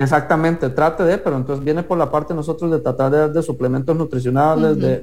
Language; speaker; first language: Spanish; native; Spanish